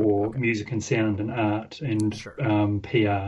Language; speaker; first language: English; native; English